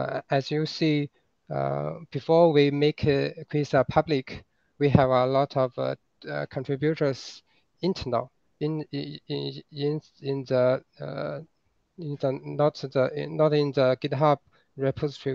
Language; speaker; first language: English; non-native, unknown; Chinese